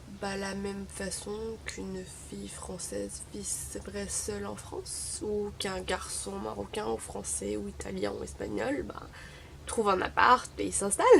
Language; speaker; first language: French; non-native, local second language; Arabic